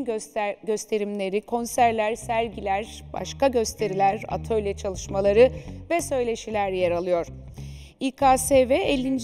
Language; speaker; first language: Turkish; native; Turkish